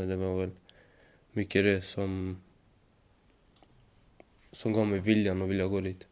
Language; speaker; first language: Swedish; native; Swedish